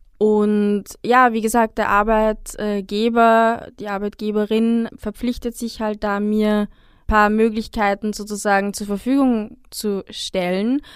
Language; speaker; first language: German; native; German